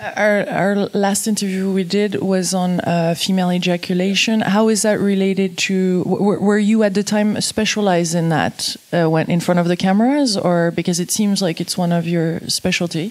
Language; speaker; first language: English; non-native, fluent; French